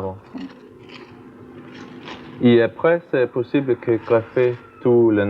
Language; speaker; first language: French; non-native, learner; Danish